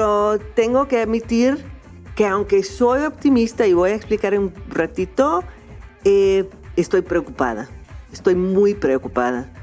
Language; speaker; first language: Spanish; non-native, fluent; English